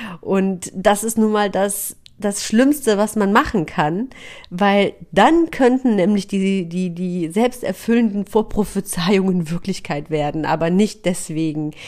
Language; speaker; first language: German; native; German